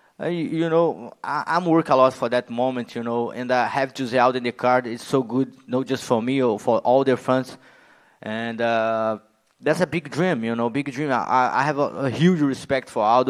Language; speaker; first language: English; non-native, learner; Portuguese